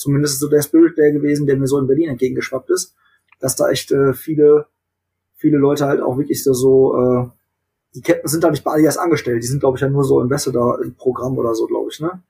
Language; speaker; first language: German; native; German